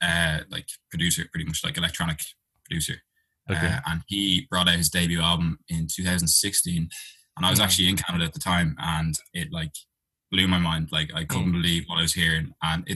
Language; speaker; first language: English; native; English